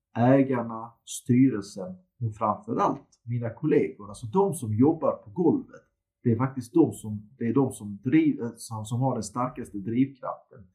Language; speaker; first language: Swedish; early bilingual, other home language; Turkish